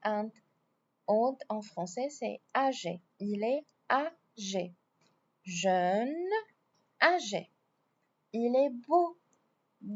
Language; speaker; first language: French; non-native, fluent; Arabic